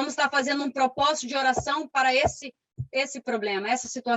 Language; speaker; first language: Portuguese; native; Portuguese